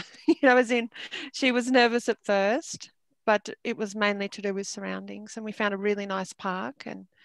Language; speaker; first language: English; native; English